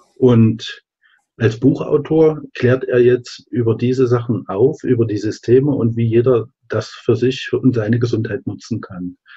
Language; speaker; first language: German; native; German